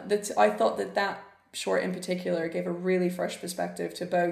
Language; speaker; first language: English; native; English